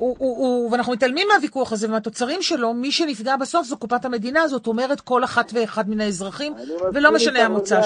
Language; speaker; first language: Hebrew; native; Hebrew